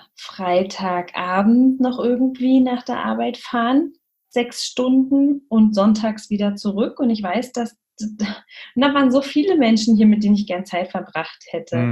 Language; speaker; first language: German; native; German